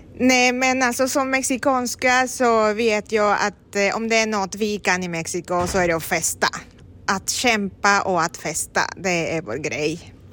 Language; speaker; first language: Swedish; non-native, fluent; Spanish